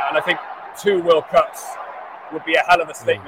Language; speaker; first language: English; native; English